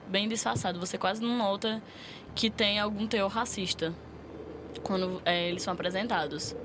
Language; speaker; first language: Portuguese; native; Portuguese